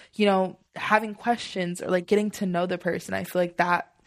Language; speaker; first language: English; early bilingual, other home language; Yoruba